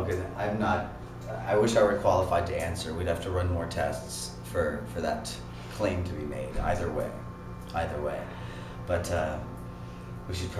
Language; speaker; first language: English; native; English